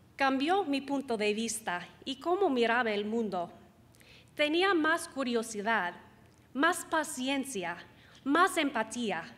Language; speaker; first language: Spanish; non-native, fluent; English